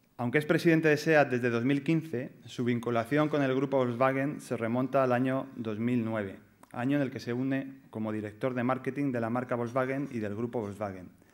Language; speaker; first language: Spanish; native; Spanish